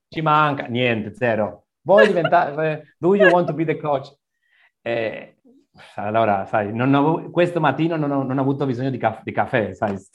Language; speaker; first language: Italian; non-native, learner; Spanish